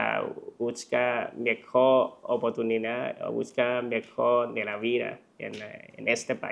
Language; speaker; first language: Spanish; non-native, learner; Chinese